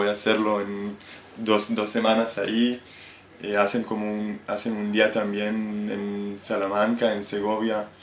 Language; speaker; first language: Spanish; non-native, fluent; Hebrew